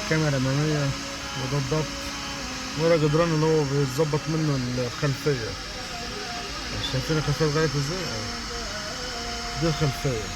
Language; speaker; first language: Arabic; native; Arabic